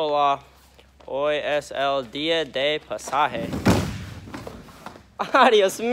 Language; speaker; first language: Spanish; non-native, learner; English